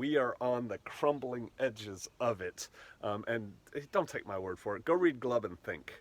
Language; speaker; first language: English; native; English